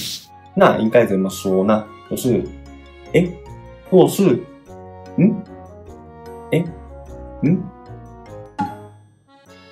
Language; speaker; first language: Chinese; non-native, fluent; Japanese